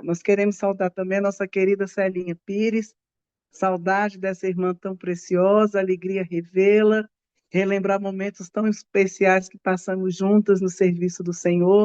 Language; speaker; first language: Portuguese; native; Portuguese